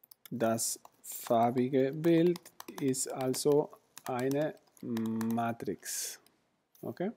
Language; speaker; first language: German; non-native, fluent; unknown